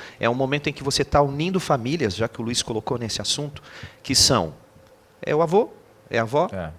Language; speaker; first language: Portuguese; native; Portuguese